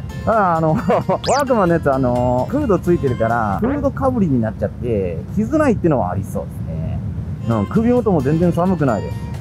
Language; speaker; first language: Japanese; native; Japanese